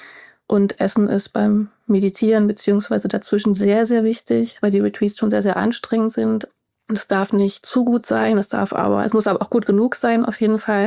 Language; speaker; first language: German; native; German